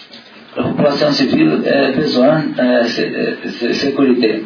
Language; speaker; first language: French; non-native, learner; Portuguese